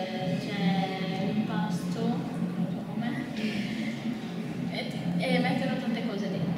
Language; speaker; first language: Italian; early bilingual, other home language; Spanish